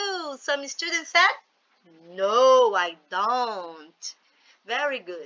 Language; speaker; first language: English; non-native, fluent; Portuguese